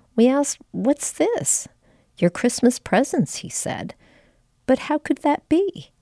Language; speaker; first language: English; non-native, local second language; Filipino